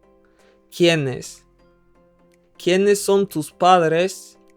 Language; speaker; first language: Spanish; non-native, fluent; English